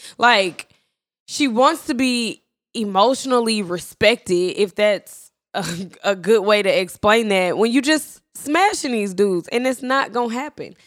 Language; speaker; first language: English; native; English